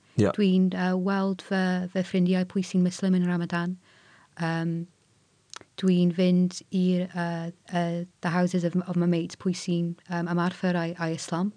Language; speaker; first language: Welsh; non-native, local second language; English